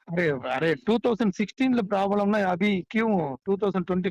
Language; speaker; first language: Tamil; native; Tamil